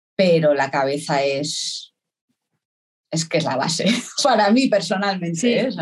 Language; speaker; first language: Spanish; native; Spanish